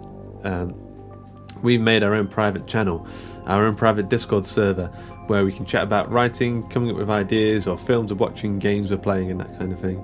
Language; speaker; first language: English; native; English